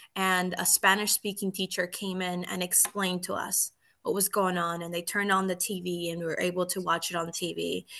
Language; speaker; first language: English; early bilingual, other home language; Spanish